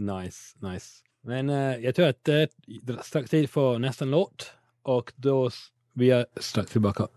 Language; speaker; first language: Swedish; non-native, learner; English